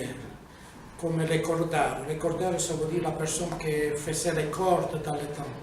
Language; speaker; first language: French; non-native, fluent; Italian